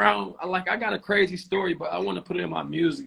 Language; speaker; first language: English; native; English